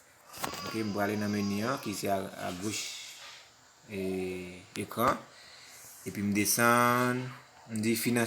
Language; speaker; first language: French; non-native, learner; Haitian Creole